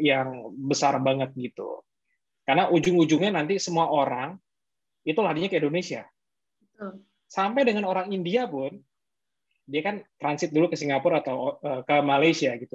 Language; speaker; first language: Indonesian; native; Indonesian